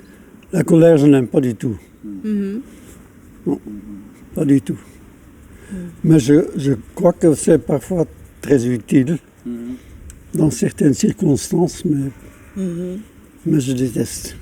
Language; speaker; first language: French; non-native, local second language; Dutch